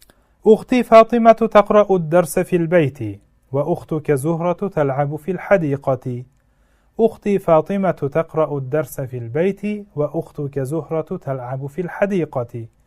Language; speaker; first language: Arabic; non-native, fluent; Uzbek